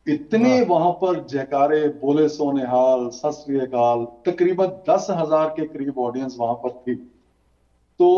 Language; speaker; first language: Hindi; native; Hindi